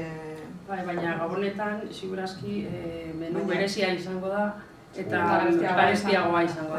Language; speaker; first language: Basque; non-native, learner; Spanish